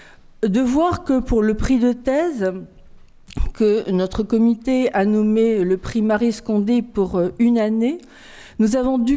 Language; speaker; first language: French; native; French